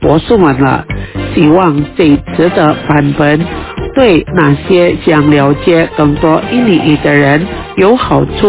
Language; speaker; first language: Chinese; early bilingual, heritage; Chinese